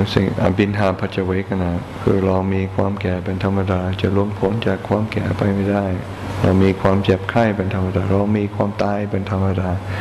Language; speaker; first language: Thai; non-native, fluent; English